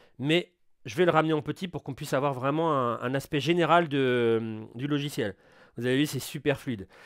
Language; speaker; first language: French; native; French